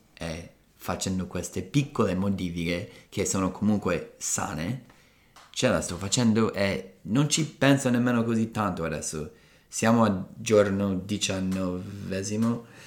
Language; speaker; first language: Italian; non-native, fluent; English